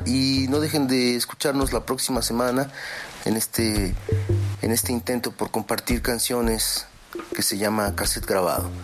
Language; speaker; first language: Spanish; native; Spanish